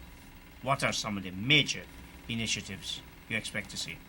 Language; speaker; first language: English; native; English